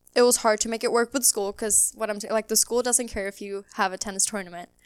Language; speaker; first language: English; non-native, fluent; Swedish